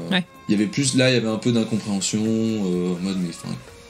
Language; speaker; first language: French; native; French